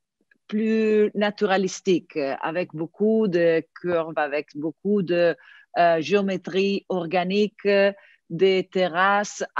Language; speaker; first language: French; non-native, fluent; Italian